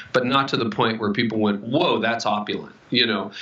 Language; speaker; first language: English; native; English